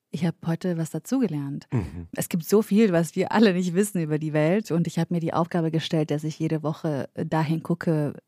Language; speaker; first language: German; early bilingual, other home language; Central Kurdish